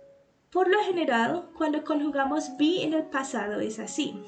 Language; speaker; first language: Spanish; non-native, fluent; English